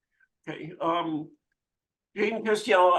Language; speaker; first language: French; non-native, fluent; English